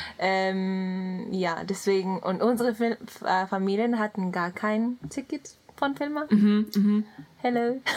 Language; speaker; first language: German; non-native, learner; Japanese